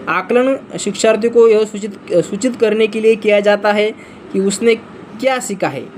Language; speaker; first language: Hindi; non-native, local second language; Marathi